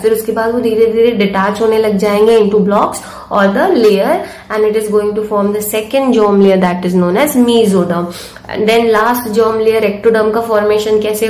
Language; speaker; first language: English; non-native, local second language; Hindi